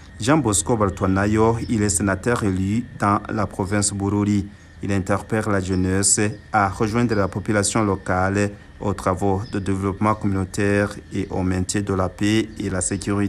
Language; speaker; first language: French; non-native, local second language; Rundi